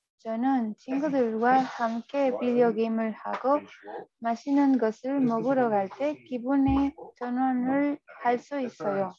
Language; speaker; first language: Korean; non-native, learner; Spanish